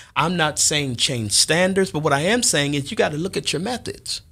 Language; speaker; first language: English; native; English